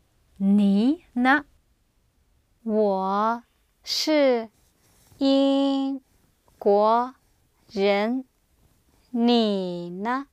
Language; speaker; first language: Chinese; non-native, learner; English